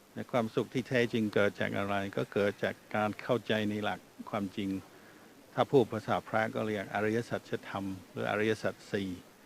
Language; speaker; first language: Thai; non-native, fluent; English